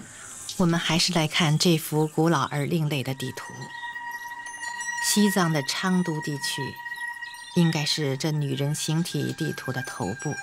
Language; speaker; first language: Chinese; native; Chinese